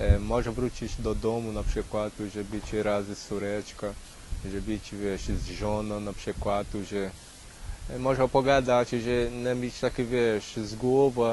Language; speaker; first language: Polish; non-native, learner; Portuguese